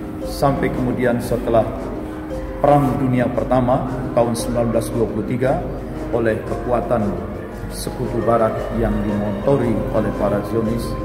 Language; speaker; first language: Indonesian; native; Indonesian